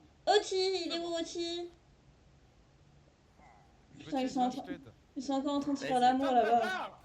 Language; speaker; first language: French; native; French